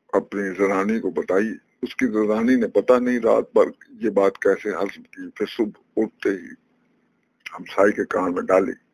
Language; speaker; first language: Urdu; non-native, local second language; Punjabi